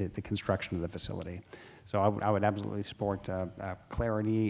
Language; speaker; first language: English; native; English